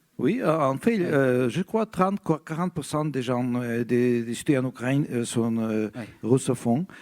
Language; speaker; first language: French; non-native, fluent; Russian